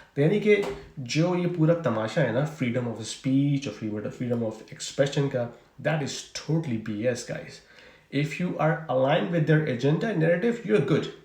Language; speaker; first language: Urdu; native; Urdu